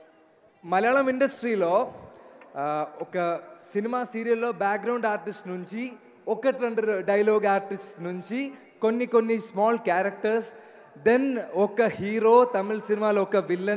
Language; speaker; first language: Telugu; non-native, learner; Malayalam